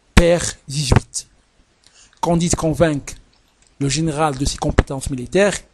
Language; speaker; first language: French; non-native, local second language; Arabic